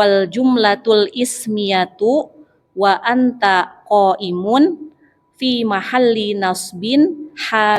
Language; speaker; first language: Arabic; non-native, learner; Indonesian